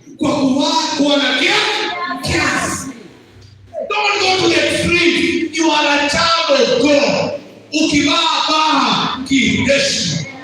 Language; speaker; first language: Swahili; non-native, local second language; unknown